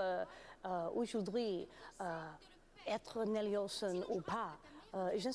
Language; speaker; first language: French; non-native, learner; English